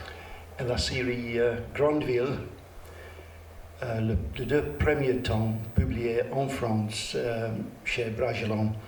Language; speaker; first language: French; non-native, learner; English